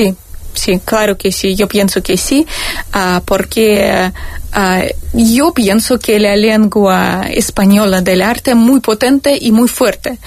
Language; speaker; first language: Spanish; non-native, learner; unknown